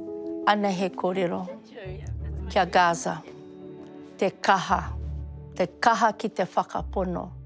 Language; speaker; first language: Māori; non-native, local second language; English